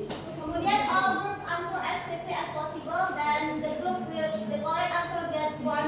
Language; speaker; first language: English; non-native, learner; Indonesian